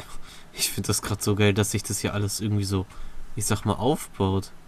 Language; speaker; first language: German; native; German